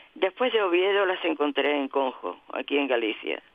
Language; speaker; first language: Spanish; native; Spanish